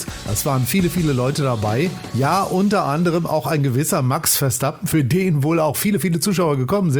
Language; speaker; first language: German; native; German